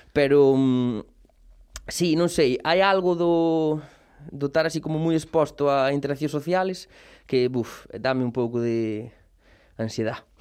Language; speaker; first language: Galician; non-native, local second language; Spanish